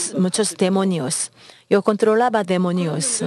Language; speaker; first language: Spanish; non-native, learner; Korean